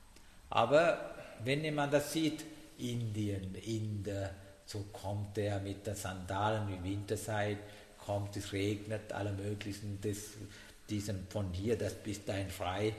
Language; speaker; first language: German; non-native, learner; Sinhala